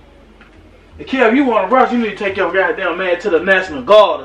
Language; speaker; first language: English; native; English